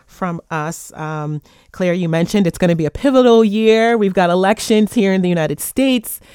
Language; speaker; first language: English; native; English